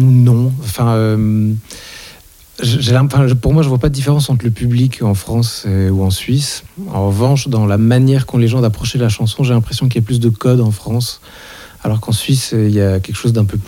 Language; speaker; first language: French; native; French